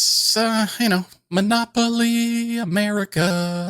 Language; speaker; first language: English; native; English